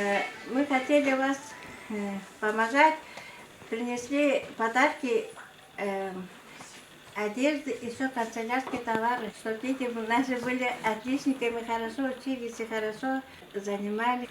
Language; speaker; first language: Russian; non-native, local second language; Tuvinian